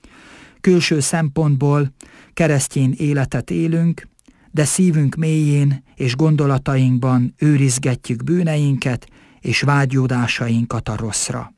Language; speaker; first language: Hungarian; native; Hungarian